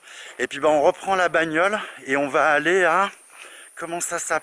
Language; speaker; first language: French; native; French